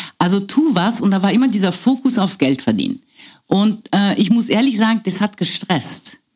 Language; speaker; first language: German; non-native, fluent; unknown